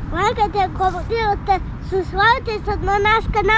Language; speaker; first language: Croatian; early bilingual, heritage; Croatian